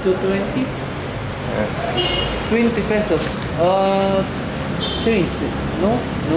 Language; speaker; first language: English; non-native, learner; Russian